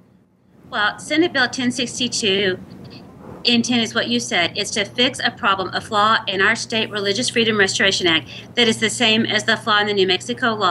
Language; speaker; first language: English; native; English